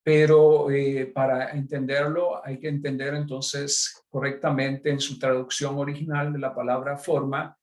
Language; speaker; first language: Spanish; native; Spanish